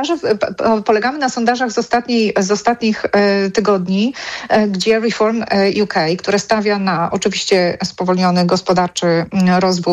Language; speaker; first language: Polish; native; Polish